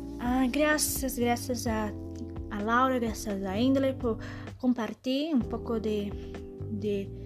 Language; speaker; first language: Spanish; non-native, learner; Portuguese